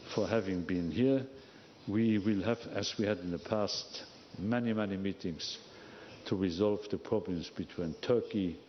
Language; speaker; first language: English; non-native, fluent; Luxembourgish